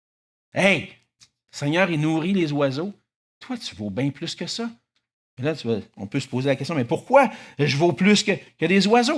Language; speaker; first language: French; native; French